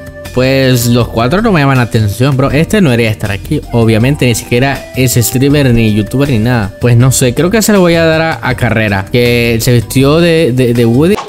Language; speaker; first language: Spanish; native; Spanish